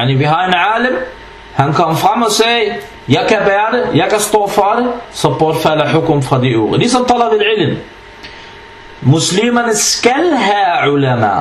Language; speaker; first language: Danish; non-native, fluent; Arabic